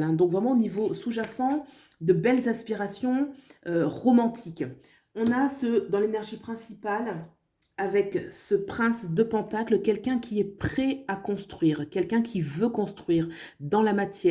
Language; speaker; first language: French; native; French